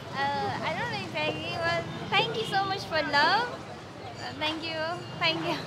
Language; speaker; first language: English; non-native, local second language; Nepali